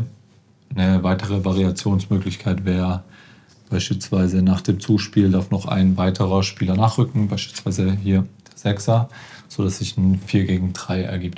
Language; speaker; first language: German; native; German